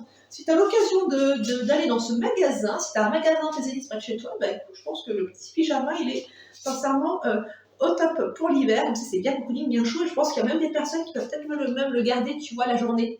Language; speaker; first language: French; native; French